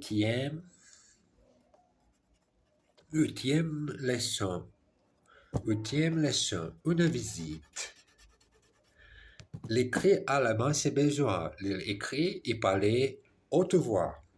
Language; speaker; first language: French; non-native, learner; Portuguese